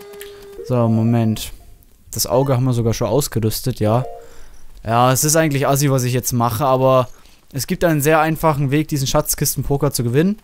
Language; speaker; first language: German; native; German